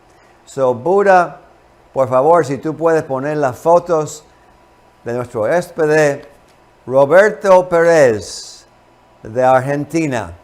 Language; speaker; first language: Spanish; non-native, fluent; English